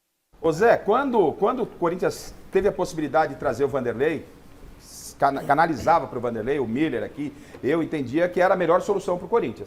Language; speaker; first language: Portuguese; native; Portuguese